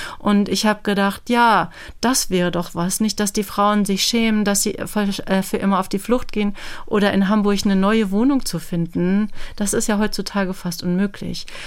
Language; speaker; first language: German; native; German